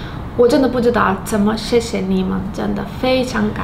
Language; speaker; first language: Chinese; non-native, fluent; Turkish